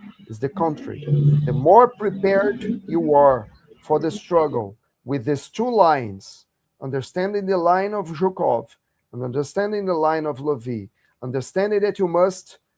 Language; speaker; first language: English; non-native, fluent; Portuguese